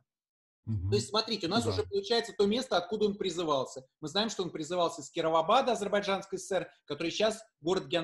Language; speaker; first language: Russian; native; Russian